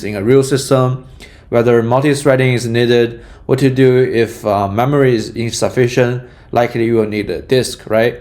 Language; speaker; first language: English; non-native, fluent; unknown